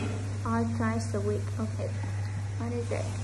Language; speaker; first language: English; non-native, fluent; Vietnamese